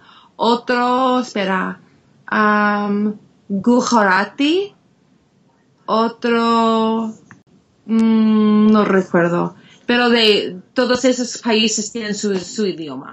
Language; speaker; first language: Spanish; non-native, fluent; English